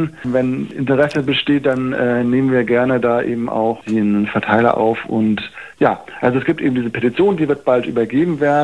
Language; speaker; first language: German; native; German